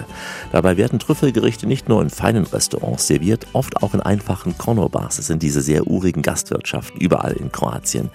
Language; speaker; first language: German; native; German